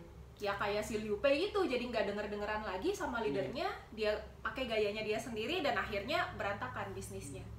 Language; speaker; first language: Indonesian; native; Indonesian